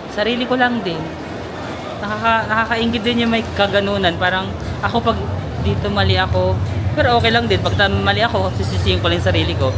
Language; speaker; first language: Filipino; non-native, local second language; Waray